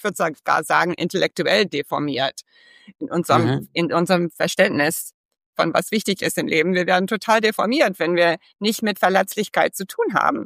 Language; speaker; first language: German; early bilingual, heritage; English